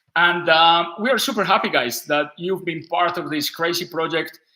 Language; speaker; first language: English; non-native, fluent; Spanish